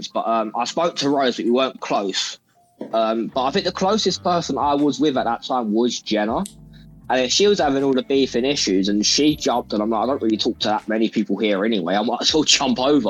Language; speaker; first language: English; native; English